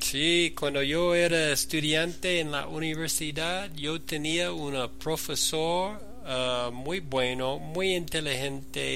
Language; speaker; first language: Spanish; non-native, learner; English